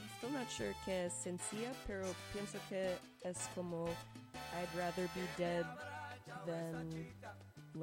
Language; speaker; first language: Spanish; non-native, learner; English